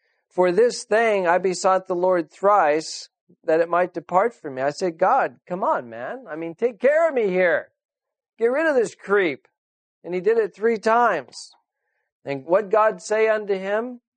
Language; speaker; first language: English; native; English